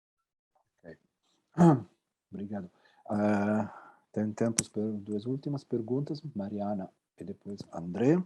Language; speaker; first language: Portuguese; non-native, fluent; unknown